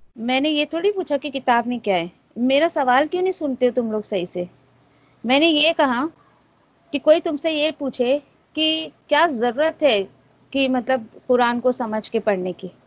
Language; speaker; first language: Urdu; native; Urdu